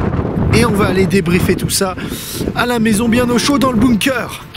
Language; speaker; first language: French; native; French